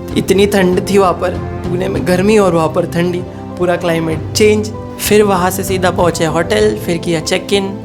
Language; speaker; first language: Hindi; non-native, local second language; Marathi